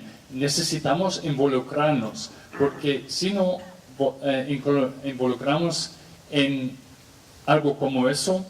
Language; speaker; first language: Spanish; non-native, fluent; English